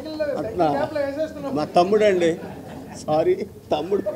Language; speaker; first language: Telugu; native; Telugu